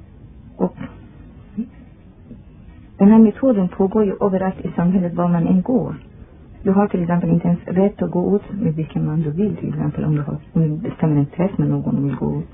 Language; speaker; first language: Swedish; non-native, fluent; Persian